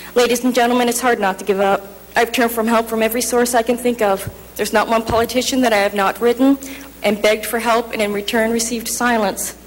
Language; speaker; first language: English; native; English